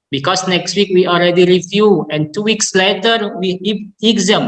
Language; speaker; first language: English; non-native, learner; Indonesian